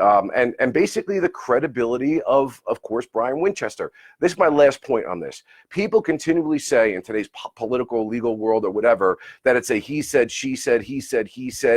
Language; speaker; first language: English; native; English